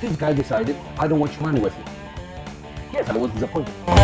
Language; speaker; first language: English; non-native, fluent; Polish